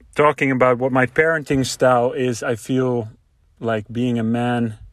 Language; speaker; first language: English; non-native, fluent; Dutch